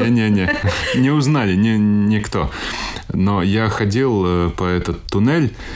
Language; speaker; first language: Russian; non-native, local second language; Latvian